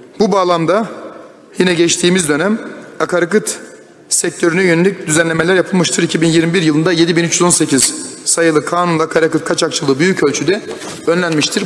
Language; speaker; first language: Turkish; native; Turkish